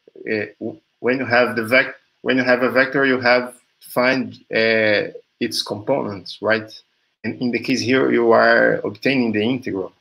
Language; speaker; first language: English; non-native, fluent; Portuguese